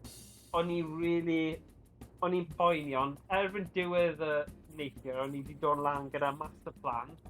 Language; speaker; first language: Welsh; native; Welsh